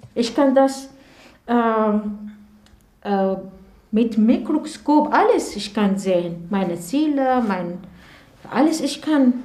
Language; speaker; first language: German; non-native, learner; Arabic